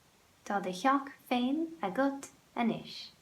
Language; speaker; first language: Irish; non-native, local second language; English